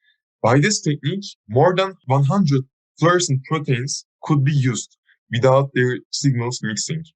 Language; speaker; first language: English; non-native, fluent; Turkish